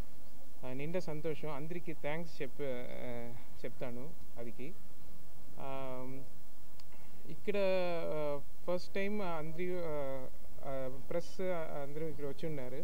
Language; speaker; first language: Telugu; non-native, learner; Tamil